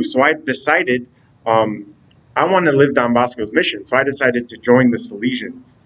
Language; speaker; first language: English; native; English